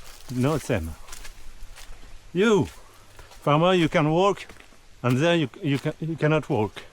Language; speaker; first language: English; non-native, learner; French